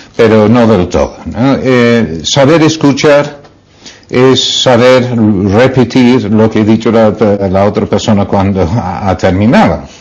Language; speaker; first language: Spanish; non-native, fluent; English